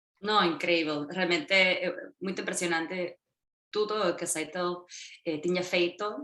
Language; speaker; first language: Portuguese; non-native, fluent; Spanish